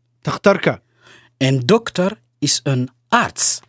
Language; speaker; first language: Dutch; non-native, learner; Somali